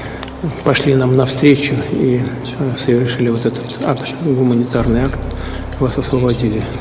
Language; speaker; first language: Russian; native; Russian